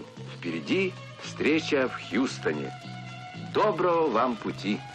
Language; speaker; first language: Russian; native; Russian